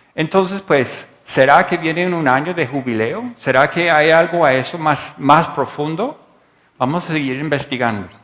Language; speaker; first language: Spanish; non-native, fluent; English